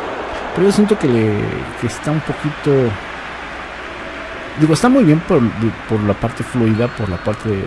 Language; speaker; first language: Spanish; native; Spanish